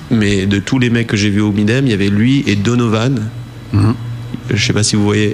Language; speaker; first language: French; early bilingual, heritage; French